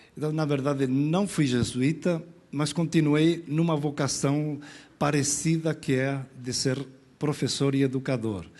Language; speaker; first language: Portuguese; non-native, fluent; Spanish